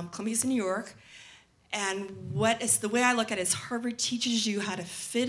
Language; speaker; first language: English; native; English